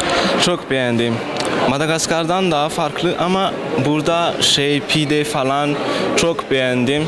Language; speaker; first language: Turkish; non-native, learner; Malagasy